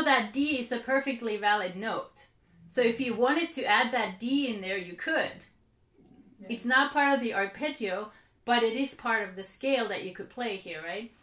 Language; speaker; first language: English; non-native, fluent; Finnish